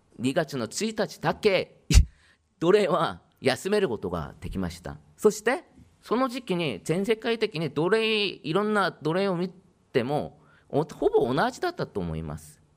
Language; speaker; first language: Japanese; non-native, fluent; Korean